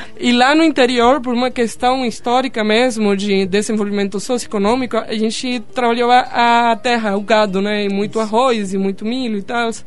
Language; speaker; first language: Portuguese; non-native, fluent; Spanish